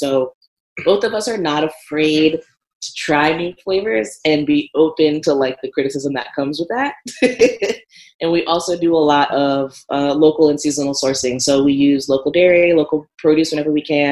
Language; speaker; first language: English; native; English